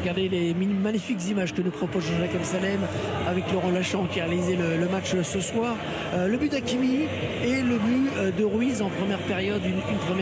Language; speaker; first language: French; native; French